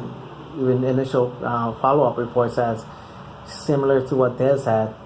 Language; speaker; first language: English; native; English